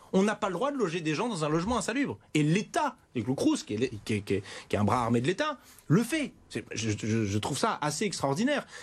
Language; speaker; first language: French; native; French